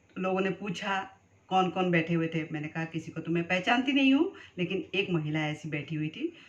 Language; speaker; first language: Hindi; non-native, local second language; Assamese